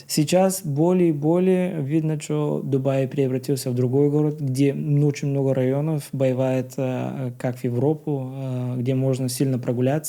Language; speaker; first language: Russian; non-native, learner; Bulgarian